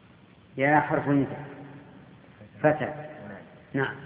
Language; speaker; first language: Arabic; native; Arabic